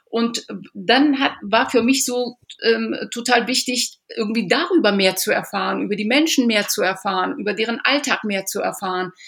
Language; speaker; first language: German; early bilingual, other home language; Persian